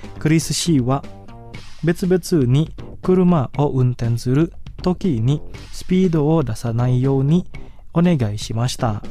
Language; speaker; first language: Japanese; non-native, fluent; Indonesian